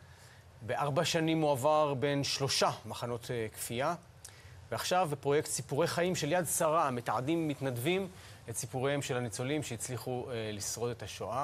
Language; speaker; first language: Hebrew; native; Hebrew